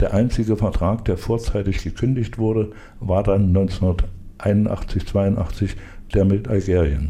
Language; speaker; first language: German; native; German